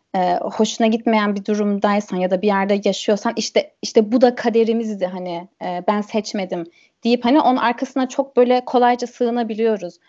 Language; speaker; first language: Turkish; early bilingual, heritage; Turkish